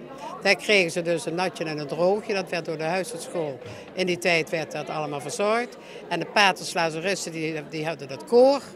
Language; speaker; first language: Dutch; native; Dutch